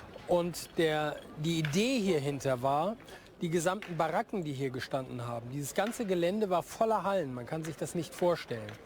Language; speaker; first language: German; native; German